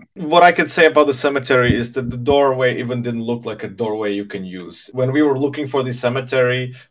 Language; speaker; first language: English; non-native, fluent; Czech